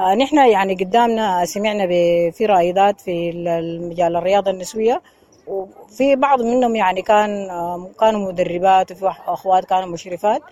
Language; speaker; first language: Arabic; native; Arabic